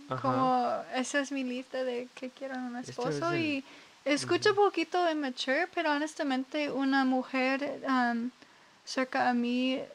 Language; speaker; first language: Spanish; non-native, learner; English